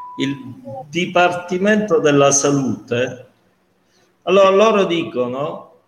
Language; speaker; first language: Italian; native; Italian